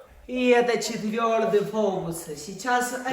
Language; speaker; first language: Russian; non-native, learner; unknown